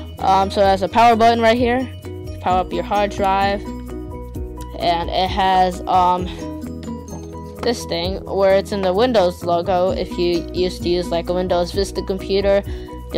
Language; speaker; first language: English; native; English